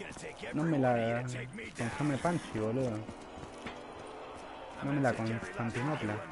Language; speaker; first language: Spanish; native; Spanish